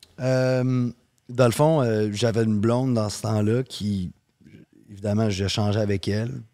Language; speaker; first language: French; early bilingual, heritage; French